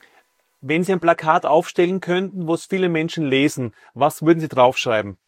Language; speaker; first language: German; native; German